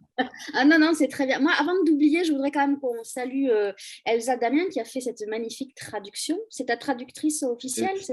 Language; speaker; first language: French; native; French